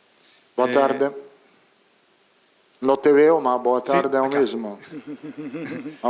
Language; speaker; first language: Portuguese; non-native, learner; Italian